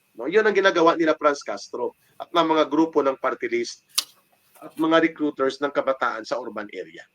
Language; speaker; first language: Filipino; non-native, local second language; Hiligaynon